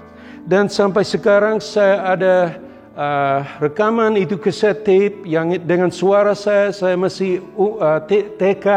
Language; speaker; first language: Indonesian; non-native, local second language; English